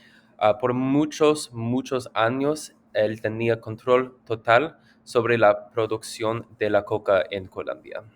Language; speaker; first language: Spanish; non-native, learner; English